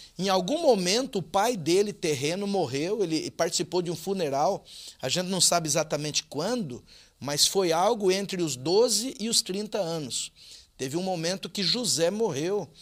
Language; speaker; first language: Portuguese; native; Portuguese